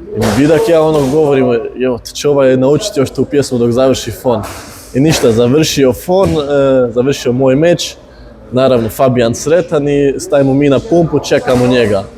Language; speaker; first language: Bosnian; early bilingual, heritage; Bosnian